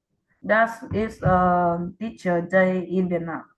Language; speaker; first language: English; non-native, learner; Vietnamese